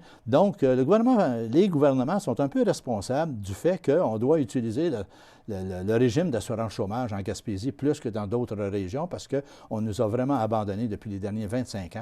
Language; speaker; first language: French; native; French